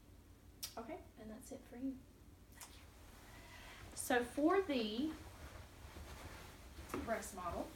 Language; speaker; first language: English; native; English